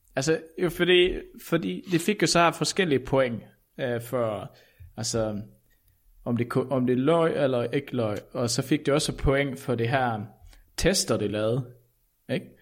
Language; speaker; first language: Danish; native; Danish